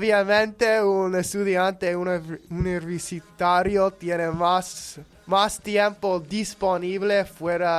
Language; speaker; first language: Spanish; non-native, learner; English